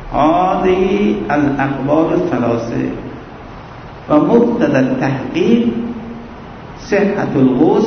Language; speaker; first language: Arabic; non-native, fluent; Persian